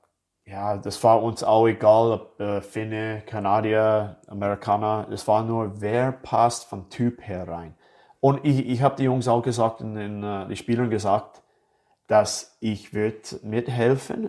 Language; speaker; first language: German; non-native, fluent; English